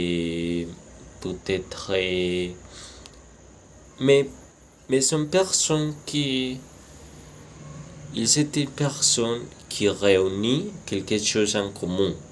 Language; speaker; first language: French; non-native, learner; Spanish